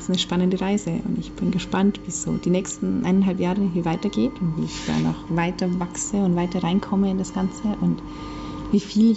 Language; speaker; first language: German; native; German